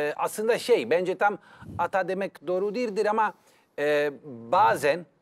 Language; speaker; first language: Turkish; non-native, fluent; Italian